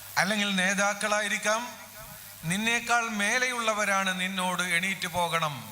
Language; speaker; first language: Malayalam; native; Malayalam